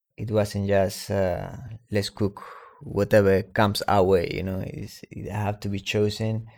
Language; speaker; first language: English; non-native, fluent; Spanish